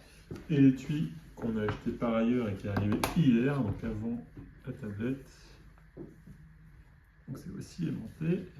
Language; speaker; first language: French; native; French